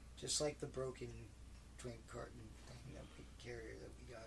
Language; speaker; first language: English; native; English